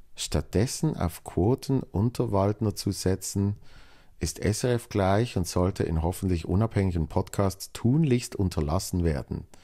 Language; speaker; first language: German; native; German